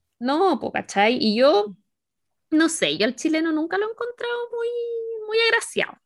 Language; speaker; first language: Spanish; native; Spanish